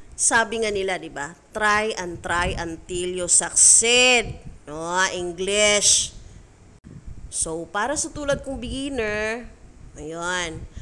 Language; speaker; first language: Filipino; non-native, local second language; Cebuano